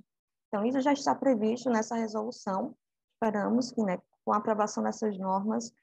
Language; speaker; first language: Portuguese; native; Portuguese